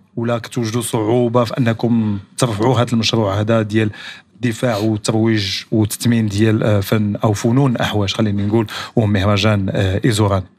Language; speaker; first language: Arabic; native; Arabic